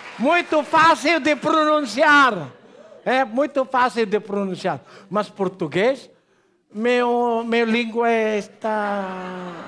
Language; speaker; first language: Portuguese; non-native, learner; Filipino